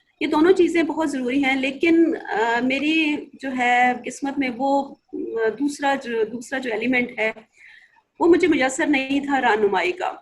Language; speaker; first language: Urdu; non-native, local second language; Punjabi